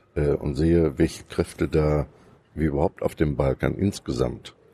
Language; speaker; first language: German; native; German